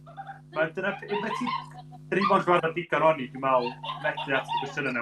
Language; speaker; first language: Welsh; native; Welsh